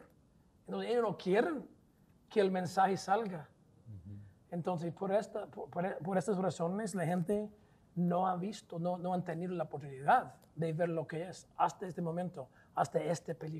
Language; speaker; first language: Spanish; non-native, fluent; English